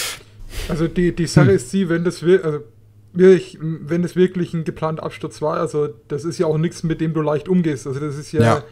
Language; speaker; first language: German; native; German